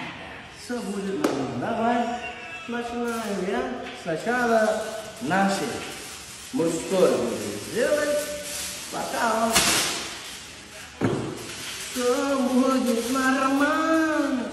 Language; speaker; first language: Russian; non-native, learner; Turkmen